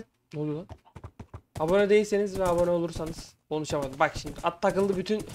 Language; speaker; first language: Turkish; native; Turkish